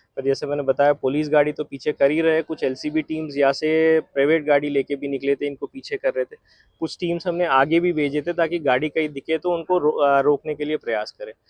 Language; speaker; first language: Hindi; non-native, local second language; Gujarati